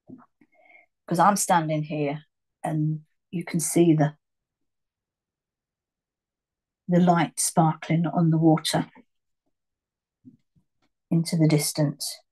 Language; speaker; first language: English; native; English